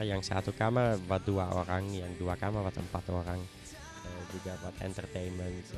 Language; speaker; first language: Indonesian; non-native, fluent; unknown